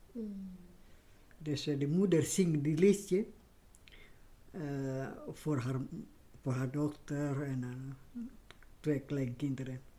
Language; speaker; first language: Dutch; non-native, learner; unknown